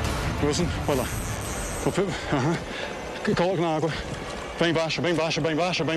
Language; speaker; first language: Portuguese; non-native, learner; English